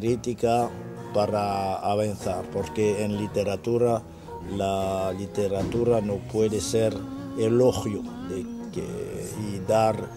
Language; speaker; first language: Spanish; non-native, fluent; French